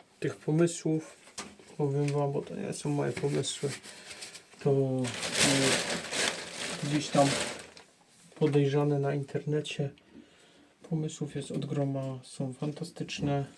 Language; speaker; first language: Polish; native; Polish